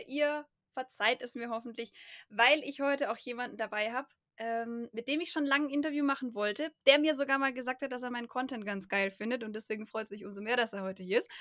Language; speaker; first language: German; native; German